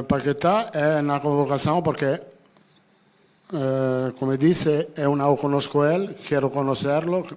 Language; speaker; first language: Portuguese; non-native, fluent; Italian